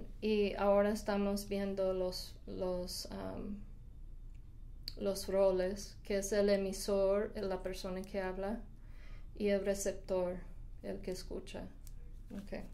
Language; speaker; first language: Spanish; non-native, fluent; English